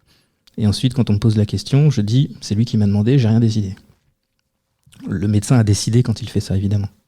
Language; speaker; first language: French; native; French